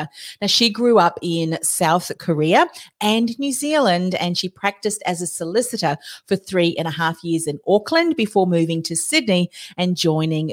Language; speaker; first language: English; native; English